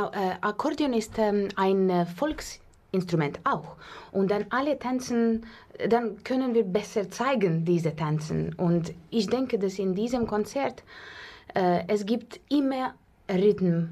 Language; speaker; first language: German; non-native, learner; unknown